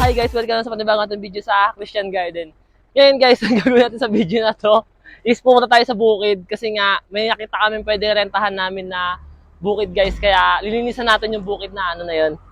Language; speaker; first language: Filipino; native; Filipino